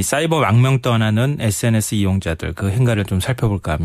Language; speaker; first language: Korean; native; Korean